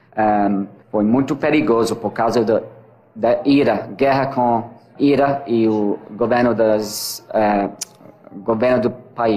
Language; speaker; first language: Portuguese; non-native, learner; English